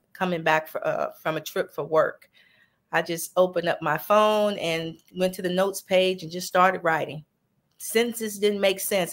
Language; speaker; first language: English; native; English